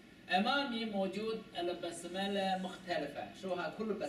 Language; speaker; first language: Arabic; non-native, learner; Chinese